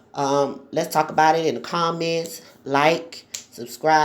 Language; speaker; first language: English; native; English